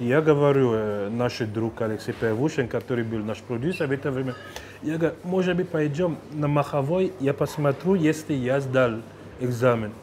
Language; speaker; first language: Russian; non-native, fluent; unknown